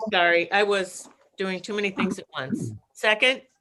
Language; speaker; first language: English; native; English